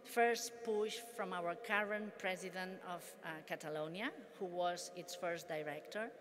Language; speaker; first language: English; non-native, fluent; Catalan